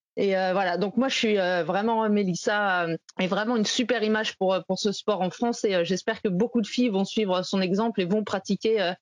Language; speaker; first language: French; native; French